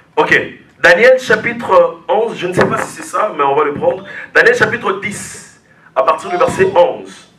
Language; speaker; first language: French; non-native, local second language; Lingala